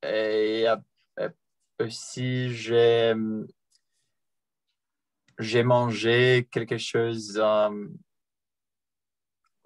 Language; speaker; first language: French; non-native, learner; Portuguese